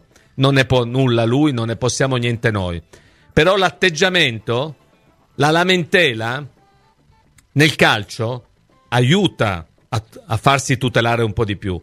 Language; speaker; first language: Italian; native; Italian